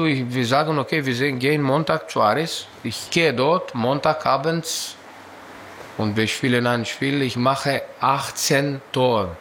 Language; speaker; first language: German; non-native, learner; Greek